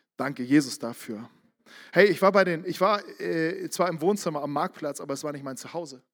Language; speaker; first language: German; native; German